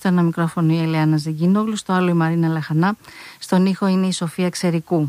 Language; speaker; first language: Greek; native; Greek